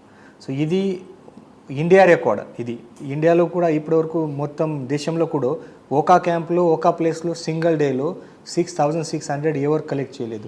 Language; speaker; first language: Telugu; non-native, fluent; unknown